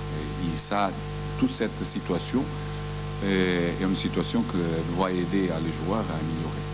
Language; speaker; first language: French; non-native, learner; Portuguese